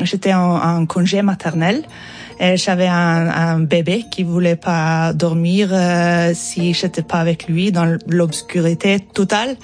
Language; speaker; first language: French; non-native, fluent; Norwegian